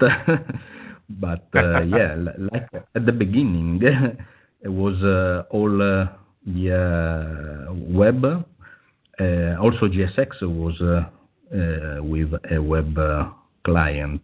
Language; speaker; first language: English; non-native, fluent; Italian